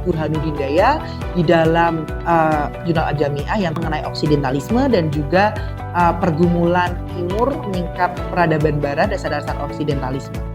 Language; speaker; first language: Indonesian; native; Indonesian